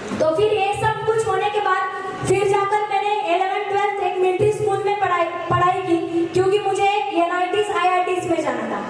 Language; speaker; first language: Hindi; non-native, local second language; Marathi